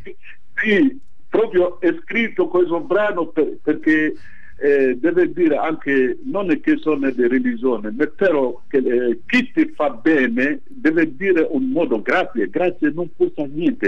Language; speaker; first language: Italian; non-native, fluent; Bambara